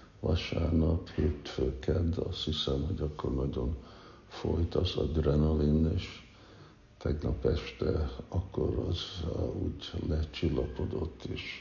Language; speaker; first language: Hungarian; early bilingual, heritage; Hungarian